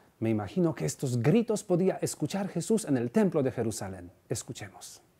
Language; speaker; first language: Spanish; non-native, fluent; Polish